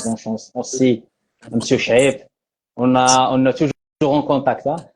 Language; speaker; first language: French; non-native, learner; Arabic